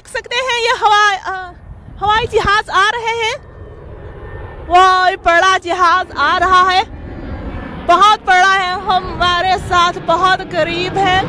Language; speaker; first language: Hindi; non-native, fluent; Chinese